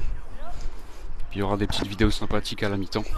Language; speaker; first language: French; native; French